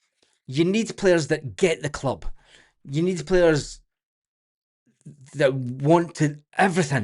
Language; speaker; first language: English; native; English